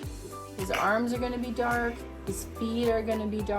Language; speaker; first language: English; native; English